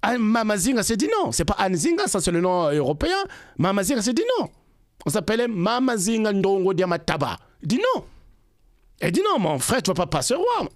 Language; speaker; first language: French; non-native, local second language; Kongo